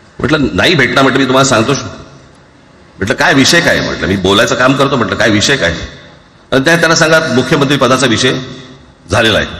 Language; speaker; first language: Marathi; native; Marathi